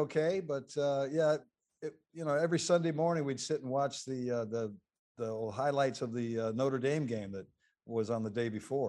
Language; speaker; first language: English; native; English